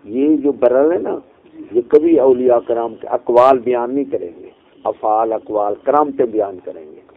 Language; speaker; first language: Urdu; non-native, local second language; Punjabi